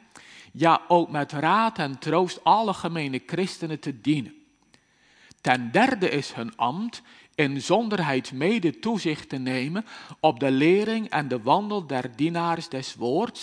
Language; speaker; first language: Dutch; native; Dutch